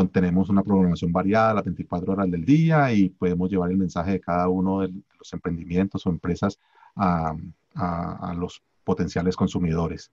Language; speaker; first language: Spanish; native; Spanish